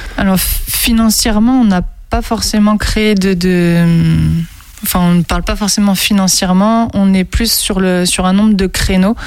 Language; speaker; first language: French; native; French